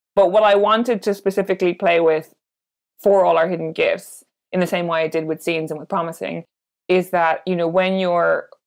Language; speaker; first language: English; native; English